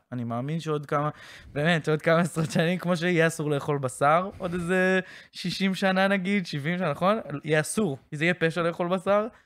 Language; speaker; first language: Hebrew; native; Hebrew